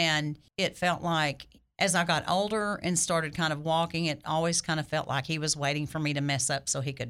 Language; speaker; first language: English; native; English